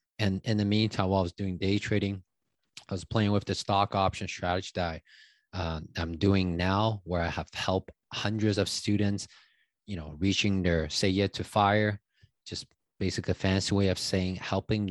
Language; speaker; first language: English; non-native, fluent; Chinese